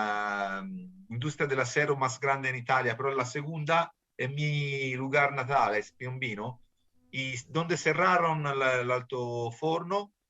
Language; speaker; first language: Spanish; non-native, fluent; Italian